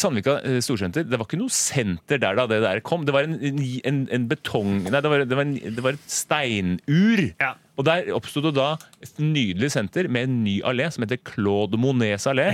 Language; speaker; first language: Norwegian; native; Norwegian